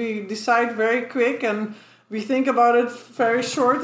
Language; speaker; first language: English; non-native, fluent; Dutch